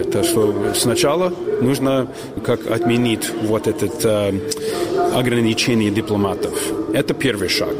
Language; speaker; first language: Russian; non-native, fluent; English